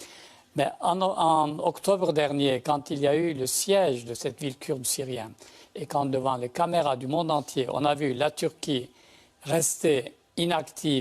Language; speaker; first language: French; native; French